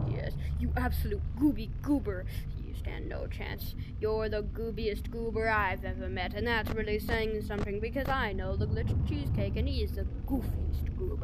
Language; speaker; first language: English; native; English